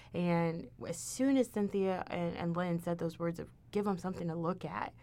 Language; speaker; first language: English; native; English